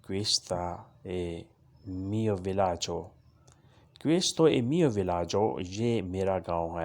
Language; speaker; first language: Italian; non-native, learner; Urdu